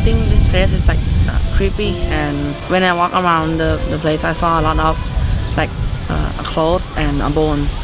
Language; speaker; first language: English; non-native, learner; Thai